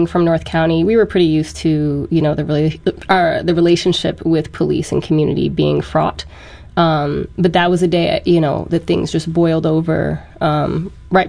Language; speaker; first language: English; native; English